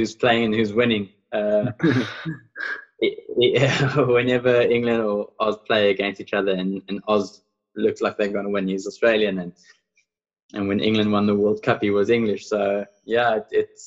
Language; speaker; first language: English; non-native, local second language; Afrikaans